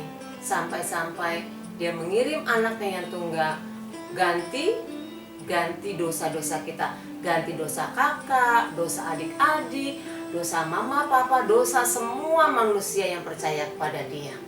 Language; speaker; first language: Indonesian; native; Indonesian